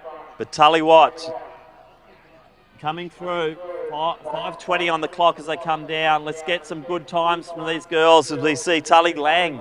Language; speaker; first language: English; native; English